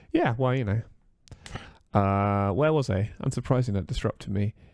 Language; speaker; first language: English; native; English